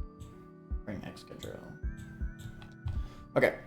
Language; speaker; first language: English; native; English